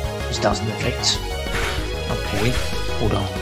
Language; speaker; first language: German; native; German